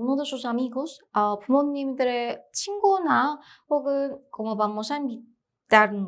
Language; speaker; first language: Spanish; non-native, fluent; Korean